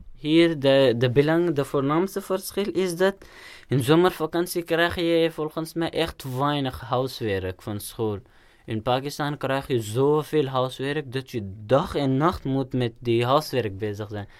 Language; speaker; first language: Dutch; non-native, learner; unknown